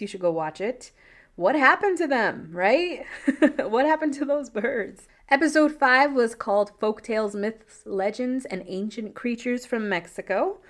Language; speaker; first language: English; early bilingual, other home language; Spanish